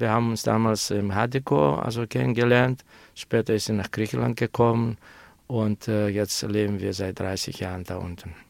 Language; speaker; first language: German; non-native, fluent; Greek